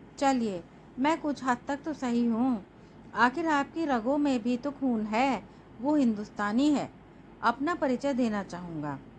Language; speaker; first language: Hindi; native; Hindi